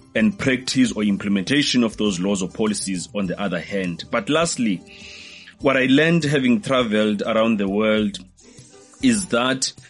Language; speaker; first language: English; non-native, local second language; Xhosa